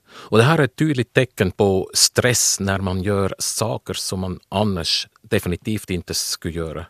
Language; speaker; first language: Swedish; non-native, fluent; German